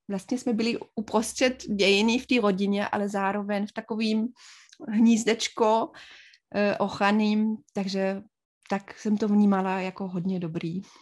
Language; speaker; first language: Czech; non-native, fluent; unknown